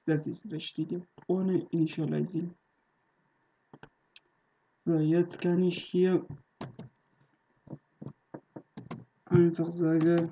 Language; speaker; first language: German; non-native, learner; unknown